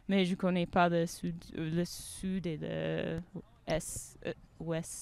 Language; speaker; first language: French; non-native, fluent; English